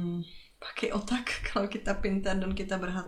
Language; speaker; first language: Indonesian; non-native, fluent; Czech